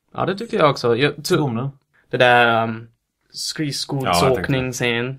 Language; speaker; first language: Swedish; non-native, fluent; English